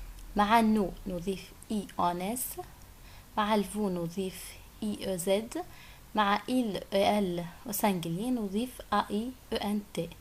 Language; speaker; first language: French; non-native, fluent; Arabic